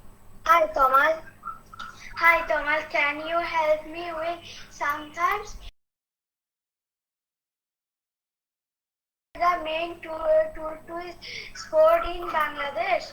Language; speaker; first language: English; non-native, learner; Bangla